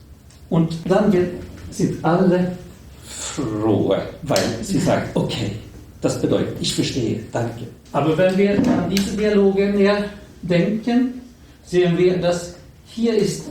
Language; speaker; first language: German; non-native, learner; Swedish